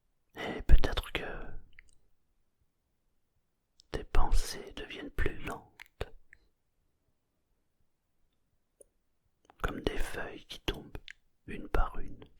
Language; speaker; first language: French; native; French